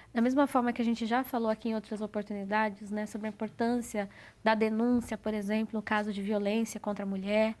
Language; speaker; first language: Portuguese; native; Portuguese